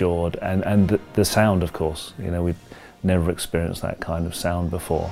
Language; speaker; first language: English; native; English